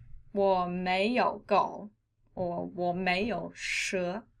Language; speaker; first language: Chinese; non-native, fluent; English